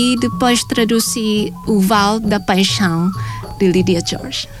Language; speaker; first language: Portuguese; non-native, fluent; Thai